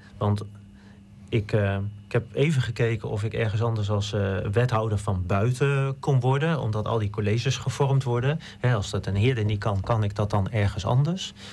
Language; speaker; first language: Dutch; native; Dutch